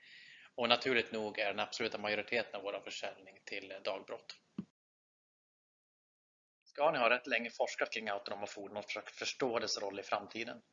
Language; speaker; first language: Swedish; native; Swedish